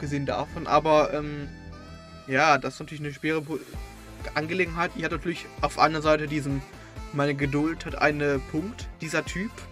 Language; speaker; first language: German; native; German